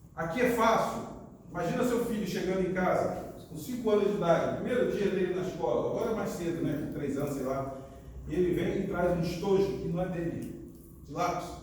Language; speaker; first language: Portuguese; native; Portuguese